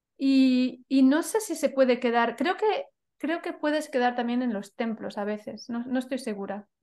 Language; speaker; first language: Spanish; native; Spanish